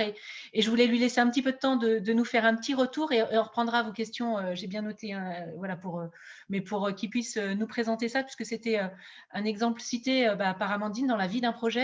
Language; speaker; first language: French; native; French